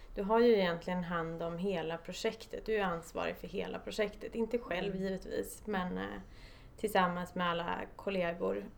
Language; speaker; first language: Swedish; early bilingual, other home language; Polish